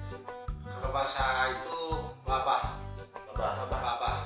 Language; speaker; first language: Indonesian; non-native, local second language; Achinese